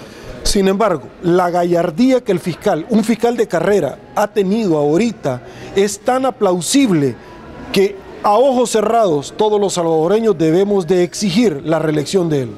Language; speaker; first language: Spanish; native; Spanish